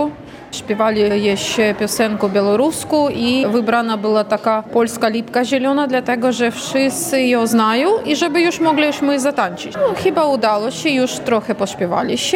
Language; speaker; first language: Polish; non-native, learner; Ukrainian